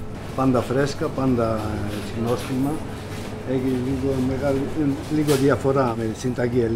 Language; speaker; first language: Greek; non-native, fluent; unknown